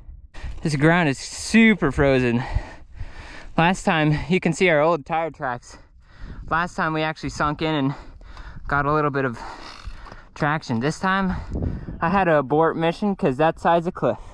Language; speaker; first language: English; native; English